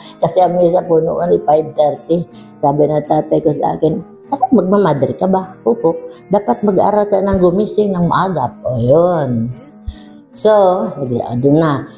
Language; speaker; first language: Filipino; non-native, local second language; Bikol